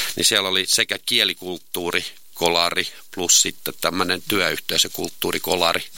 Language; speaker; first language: Finnish; non-native, local second language; Swedish